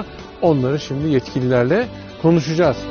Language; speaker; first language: Turkish; native; Turkish